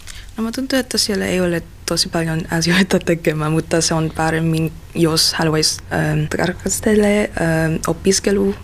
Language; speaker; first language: Finnish; non-native, learner; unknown